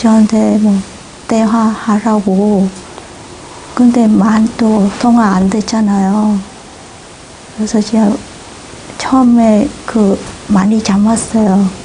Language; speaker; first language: Korean; non-native, learner; Vietnamese